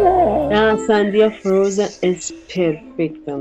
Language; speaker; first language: Spanish; non-native, learner; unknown